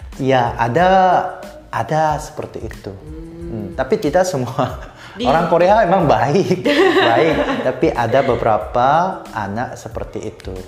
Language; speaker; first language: Indonesian; non-native, fluent; Korean